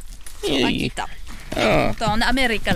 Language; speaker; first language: Finnish; non-native, learner; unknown